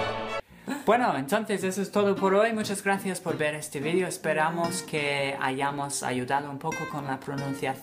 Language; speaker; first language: Spanish; non-native, fluent; English